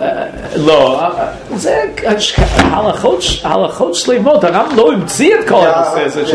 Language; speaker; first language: Hebrew; non-native, fluent; English